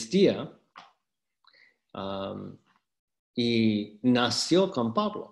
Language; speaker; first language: Spanish; non-native, fluent; English